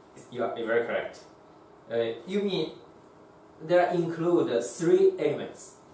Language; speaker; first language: English; non-native, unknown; Chinese